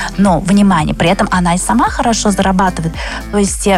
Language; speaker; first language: Russian; early bilingual, other home language; Chinese